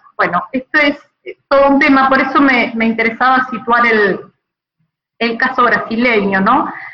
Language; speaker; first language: Spanish; native; Spanish